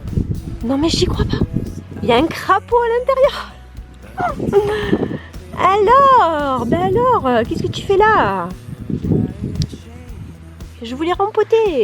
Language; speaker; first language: French; native; French